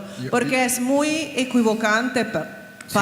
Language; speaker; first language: Spanish; non-native, fluent; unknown